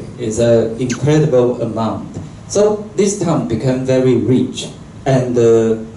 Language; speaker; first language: English; non-native, local second language; Chinese